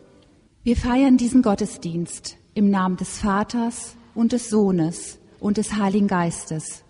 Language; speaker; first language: German; native; German